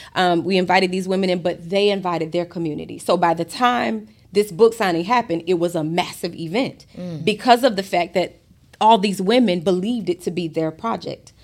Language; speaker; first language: English; native; English